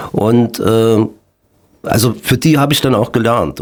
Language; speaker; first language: German; native; German